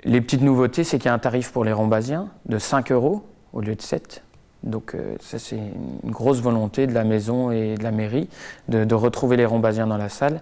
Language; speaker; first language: French; native; French